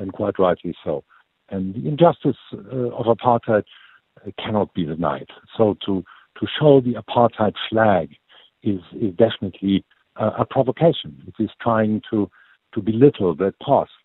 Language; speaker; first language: English; non-native, fluent; German